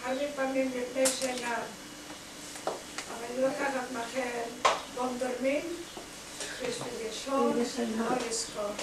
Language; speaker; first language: Hebrew; non-native, fluent; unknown